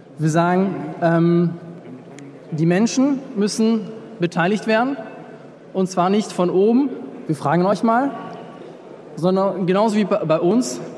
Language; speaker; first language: German; non-native, fluent; French